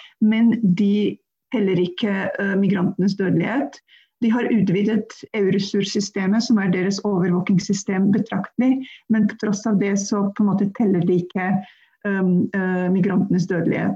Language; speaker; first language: Norwegian; non-native, fluent; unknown